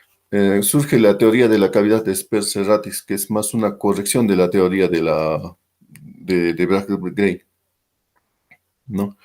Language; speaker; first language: Spanish; native; Spanish